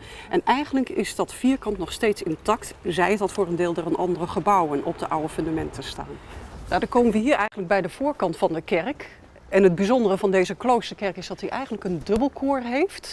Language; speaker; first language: Dutch; native; Dutch